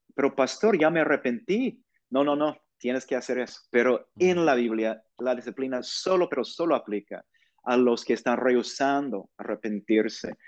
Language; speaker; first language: Spanish; non-native, fluent; English